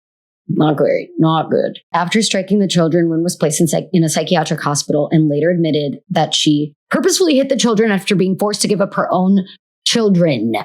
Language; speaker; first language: English; native; English